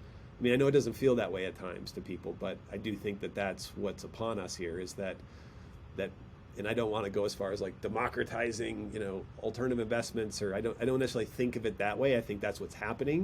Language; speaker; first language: English; native; English